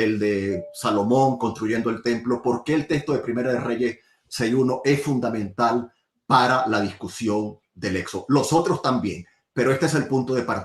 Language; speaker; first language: Spanish; native; Spanish